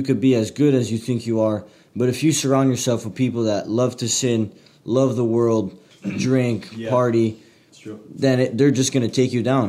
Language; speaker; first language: English; native; English